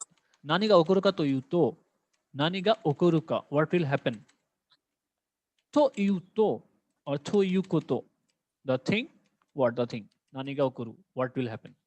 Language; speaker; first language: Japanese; non-native, fluent; Hindi